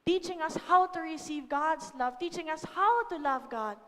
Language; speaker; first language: English; non-native, local second language; Filipino